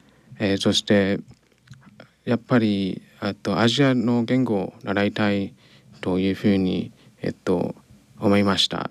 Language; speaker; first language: Japanese; non-native, learner; English